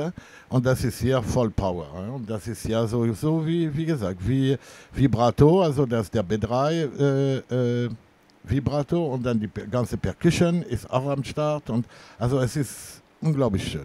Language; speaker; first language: German; non-native, fluent; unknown